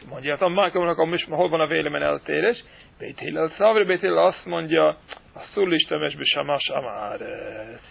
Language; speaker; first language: Hungarian; non-native, fluent; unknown